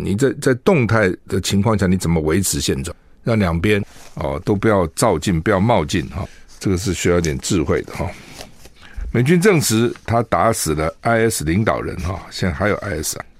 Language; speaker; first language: Chinese; native; Chinese